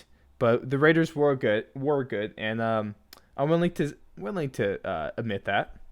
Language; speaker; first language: English; native; English